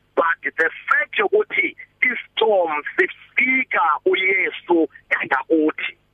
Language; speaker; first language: Zulu; non-native, local second language; Xhosa